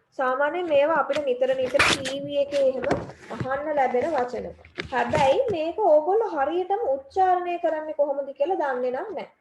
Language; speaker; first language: Sinhala; native; Sinhala